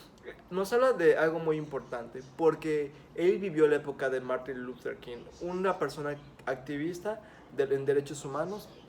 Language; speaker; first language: Spanish; native; Spanish